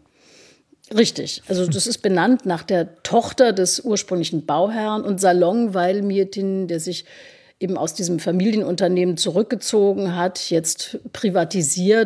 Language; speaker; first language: German; native; German